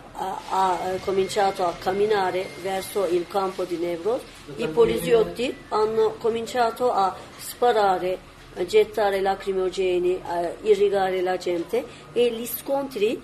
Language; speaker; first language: Italian; non-native, learner; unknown